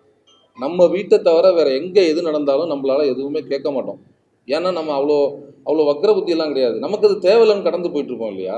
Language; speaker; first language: Tamil; native; Tamil